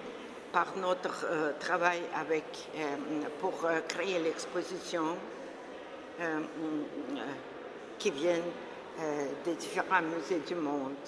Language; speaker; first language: French; non-native, fluent; Russian